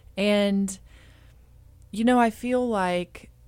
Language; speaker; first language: English; native; English